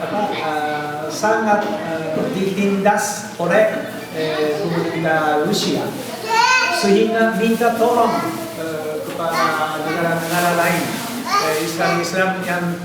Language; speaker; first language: Indonesian; non-native, fluent; Japanese